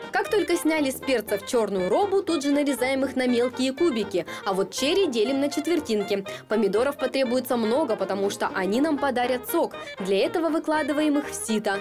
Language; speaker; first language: Russian; native; Russian